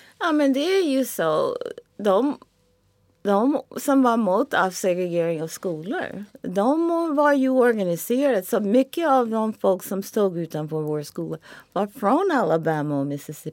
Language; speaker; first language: Swedish; non-native, fluent; English